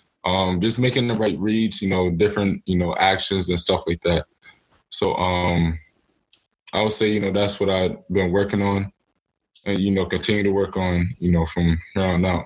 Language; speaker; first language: English; native; English